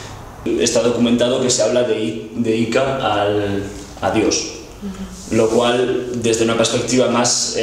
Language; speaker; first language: Spanish; non-native, local second language; Basque